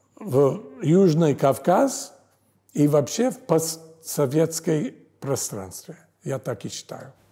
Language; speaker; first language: Russian; non-native, fluent; English